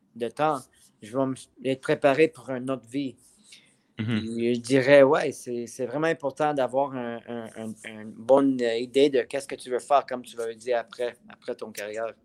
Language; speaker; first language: French; native; French